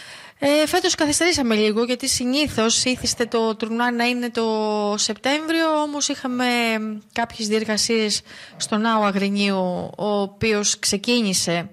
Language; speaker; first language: Greek; native; Greek